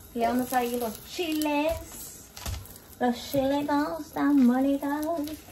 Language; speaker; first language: Spanish; early bilingual, other home language; English